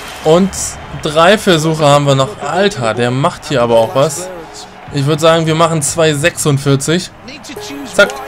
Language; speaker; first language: German; native; German